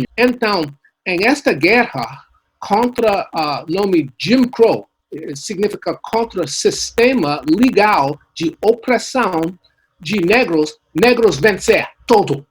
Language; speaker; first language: Portuguese; non-native, learner; English